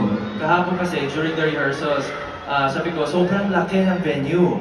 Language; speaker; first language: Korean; non-native, learner; Filipino